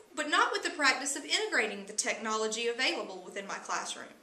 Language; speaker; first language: English; native; English